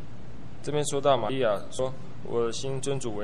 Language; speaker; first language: Chinese; native; Chinese